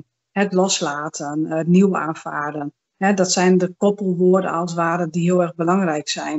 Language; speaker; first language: Dutch; native; Dutch